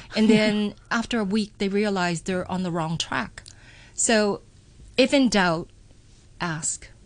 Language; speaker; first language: English; native; English